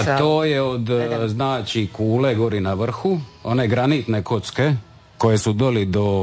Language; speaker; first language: Serbian; native; Serbian